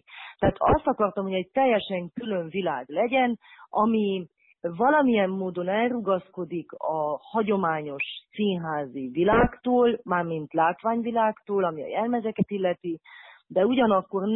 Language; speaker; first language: Hungarian; native; Hungarian